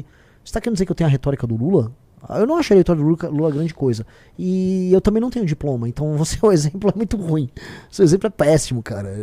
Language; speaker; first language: Portuguese; native; Portuguese